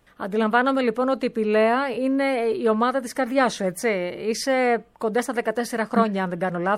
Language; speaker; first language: Greek; native; Greek